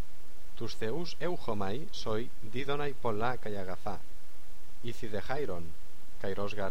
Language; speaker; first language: Greek; non-native, fluent; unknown